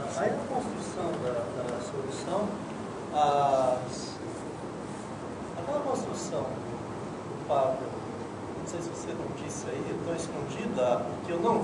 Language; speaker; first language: Portuguese; native; Portuguese